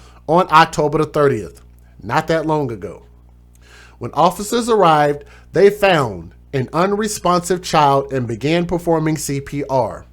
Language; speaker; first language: English; native; English